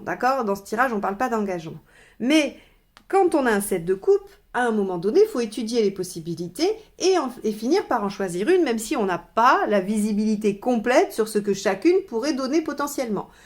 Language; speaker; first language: French; native; French